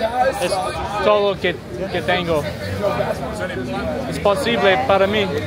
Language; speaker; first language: Spanish; non-native, learner; English